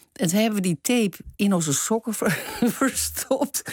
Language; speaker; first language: Dutch; early bilingual, other home language; Turkish